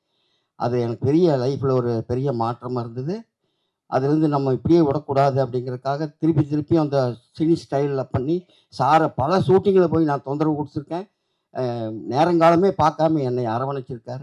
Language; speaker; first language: Tamil; native; Tamil